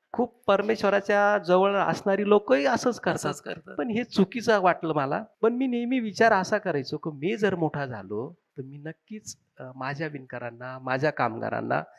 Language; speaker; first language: Marathi; native; Marathi